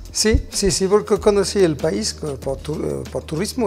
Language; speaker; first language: Spanish; non-native, fluent; French